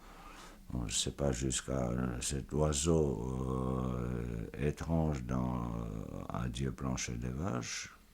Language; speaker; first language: French; non-native, fluent; Georgian